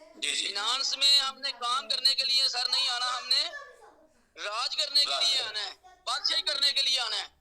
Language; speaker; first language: Urdu; non-native, local second language; Punjabi